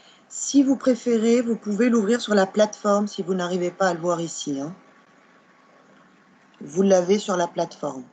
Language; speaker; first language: French; non-native, local second language; Arabic